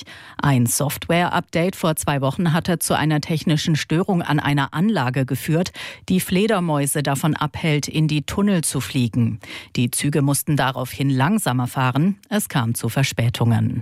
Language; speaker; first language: German; native; German